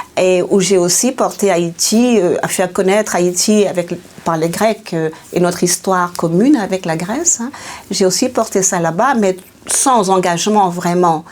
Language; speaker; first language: French; native; French